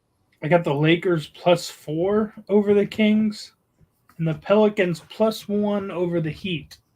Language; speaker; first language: English; native; English